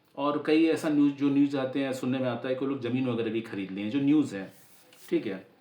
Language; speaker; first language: Hindi; native; Hindi